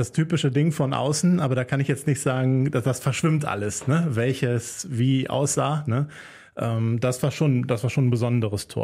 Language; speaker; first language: German; native; German